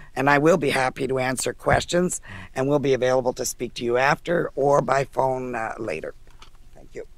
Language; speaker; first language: English; native; English